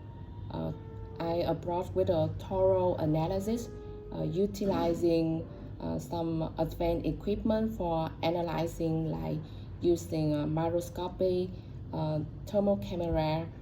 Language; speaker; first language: English; non-native, learner; Vietnamese